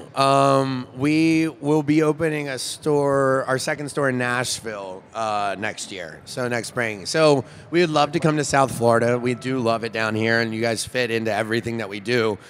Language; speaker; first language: English; native; English